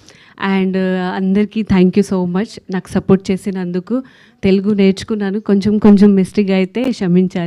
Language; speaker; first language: Telugu; non-native, learner; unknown